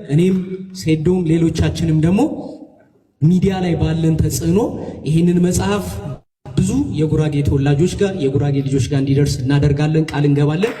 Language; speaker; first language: Amharic; native; Amharic